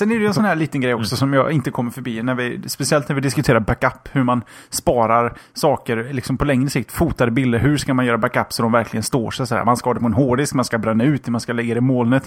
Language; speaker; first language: Swedish; native; Swedish